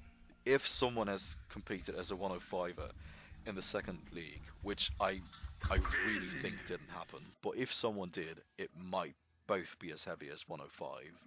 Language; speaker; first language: English; non-native, fluent; German